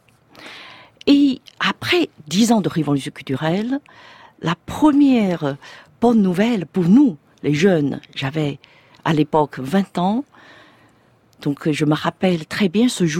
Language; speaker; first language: French; non-native, fluent; Chinese